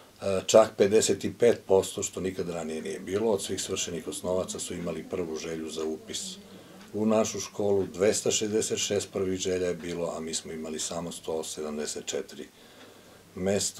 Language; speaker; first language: Croatian; native; Croatian